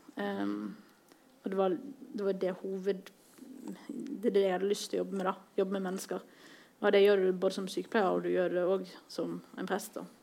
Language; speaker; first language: Norwegian; native; Norwegian